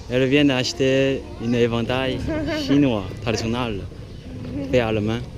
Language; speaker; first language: French; non-native, learner; Chinese